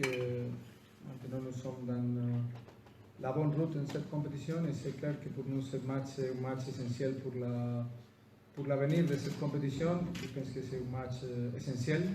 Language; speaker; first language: French; non-native, fluent; Spanish